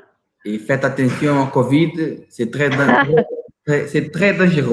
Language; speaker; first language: French; non-native, learner; Portuguese